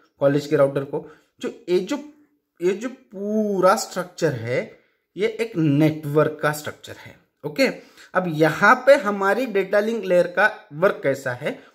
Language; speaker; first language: Hindi; non-native, local second language; Marathi